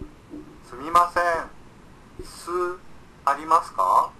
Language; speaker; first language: Japanese; non-native, learner; Indonesian